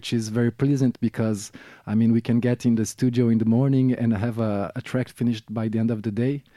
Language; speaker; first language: English; non-native, fluent; Portuguese